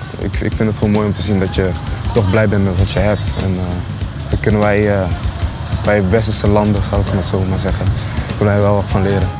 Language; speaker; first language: Dutch; early bilingual, other home language; Akan